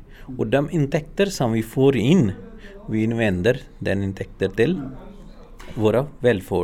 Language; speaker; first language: Swedish; non-native, fluent; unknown